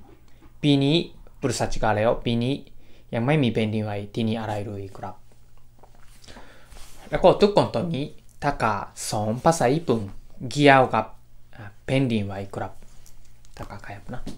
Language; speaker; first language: Thai; non-native, fluent; Japanese